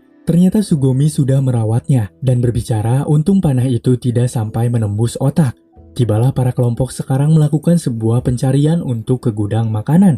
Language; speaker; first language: Indonesian; native; Indonesian